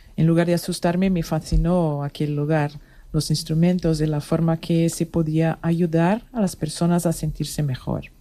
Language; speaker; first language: Spanish; non-native, fluent; Portuguese